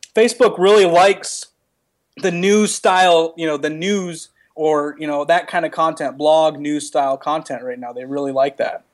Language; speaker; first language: English; native; English